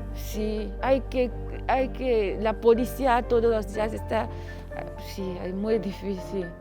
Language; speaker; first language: Spanish; non-native, learner; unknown